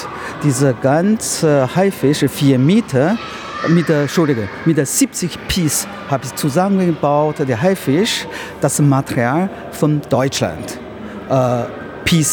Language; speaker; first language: German; non-native, learner; Chinese